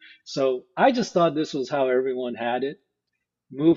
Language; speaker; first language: English; early bilingual, other home language; Korean